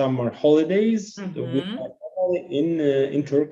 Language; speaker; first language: English; non-native, learner; Russian